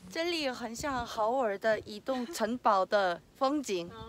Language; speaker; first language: Chinese; non-native, learner; Korean